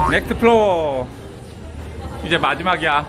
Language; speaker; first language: Korean; native; Korean